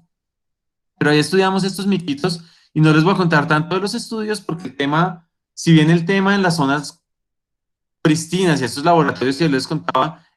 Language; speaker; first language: Spanish; native; Spanish